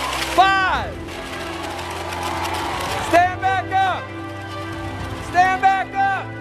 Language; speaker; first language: English; native; English